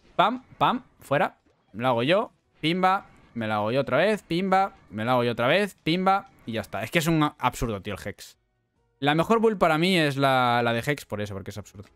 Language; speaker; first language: Spanish; native; Spanish